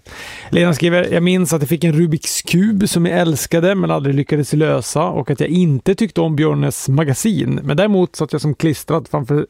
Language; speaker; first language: Swedish; native; Swedish